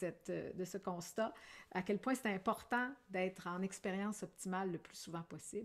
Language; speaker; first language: French; native; French